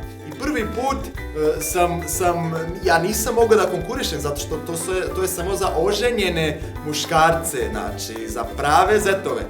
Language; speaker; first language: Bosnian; non-native, fluent; Portuguese